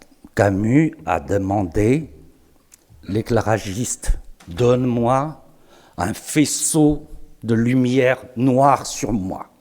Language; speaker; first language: French; non-native, fluent; Chinese